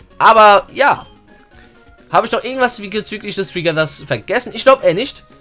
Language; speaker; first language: German; early bilingual, other home language; Turkish